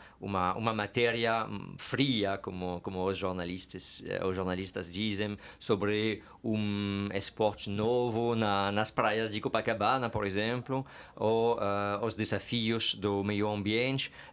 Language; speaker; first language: Portuguese; non-native, fluent; French